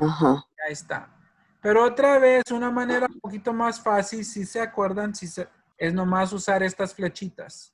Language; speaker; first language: Spanish; early bilingual, heritage; Spanish